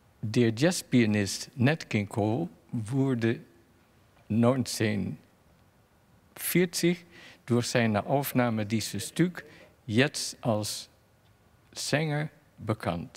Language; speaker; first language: German; non-native, fluent; Dutch